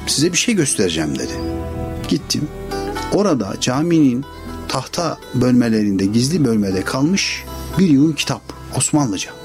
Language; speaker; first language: Turkish; native; Turkish